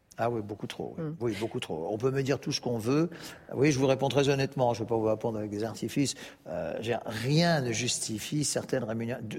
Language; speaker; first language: French; native; French